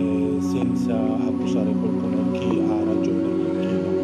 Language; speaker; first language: Italian; non-native, learner; Indonesian